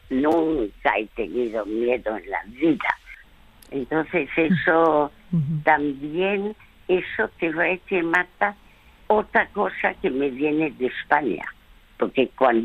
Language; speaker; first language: Spanish; early bilingual, other home language; French